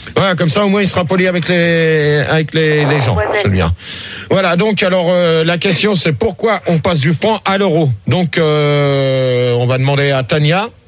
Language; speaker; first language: French; native; French